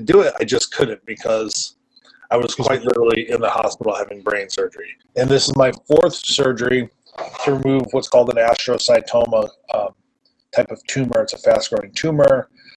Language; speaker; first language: English; native; English